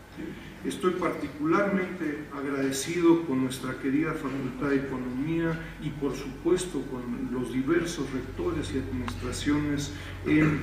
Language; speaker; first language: Spanish; native; Spanish